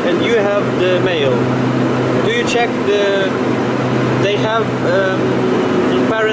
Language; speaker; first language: English; non-native, learner; Ukrainian